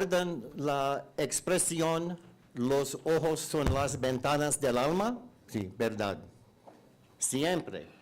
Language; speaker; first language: Spanish; non-native, learner; English